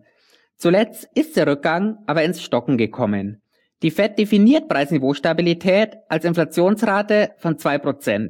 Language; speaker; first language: German; native; German